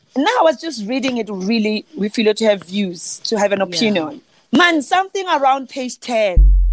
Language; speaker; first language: English; non-native, local second language; Southern Sotho